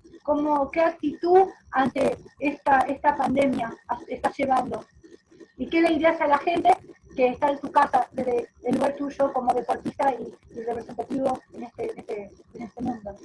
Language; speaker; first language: Spanish; native; Spanish